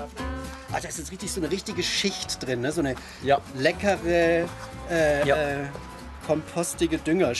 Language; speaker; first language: German; native; German